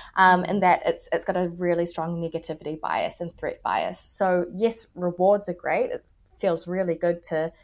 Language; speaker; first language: English; native; English